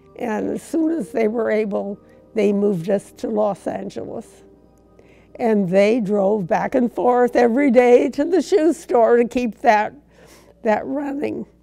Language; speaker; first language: English; native; English